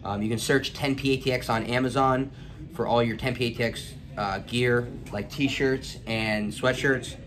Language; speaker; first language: English; native; English